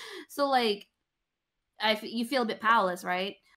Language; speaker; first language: English; native; English